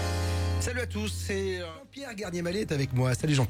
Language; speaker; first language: French; native; French